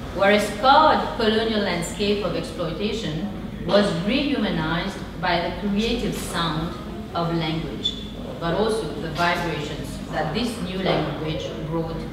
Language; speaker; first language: English; non-native, fluent; Morisyen